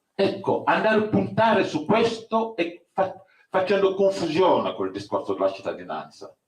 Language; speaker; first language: Italian; non-native, fluent; Wolof